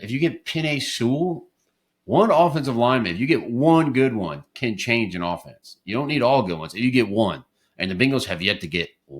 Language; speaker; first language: English; native; English